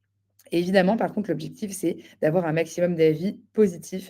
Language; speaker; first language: French; native; French